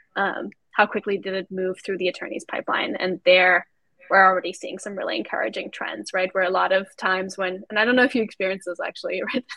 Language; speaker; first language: English; non-native, fluent; German